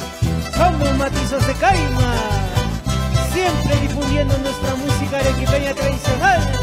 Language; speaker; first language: Spanish; native; Spanish